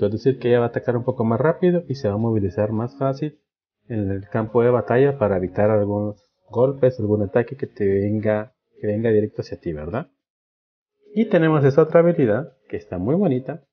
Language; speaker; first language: Spanish; native; Spanish